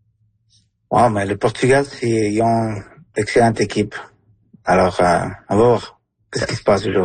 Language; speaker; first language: French; early bilingual, other home language; Spanish